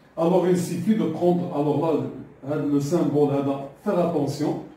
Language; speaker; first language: French; non-native, local second language; Arabic